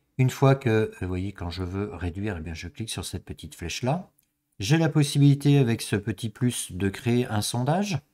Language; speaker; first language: French; native; French